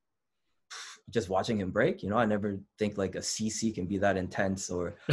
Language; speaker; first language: English; native; English